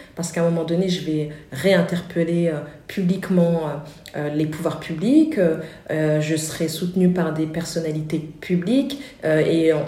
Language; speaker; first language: French; native; French